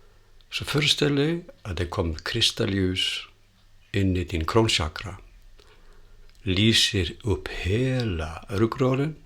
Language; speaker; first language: Swedish; non-native, fluent; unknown